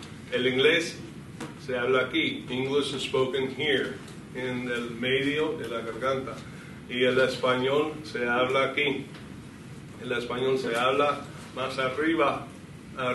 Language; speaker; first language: Spanish; non-native, fluent; English